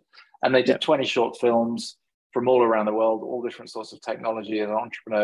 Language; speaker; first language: English; native; English